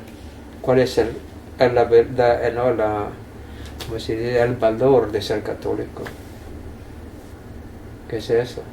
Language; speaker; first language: Spanish; non-native, fluent; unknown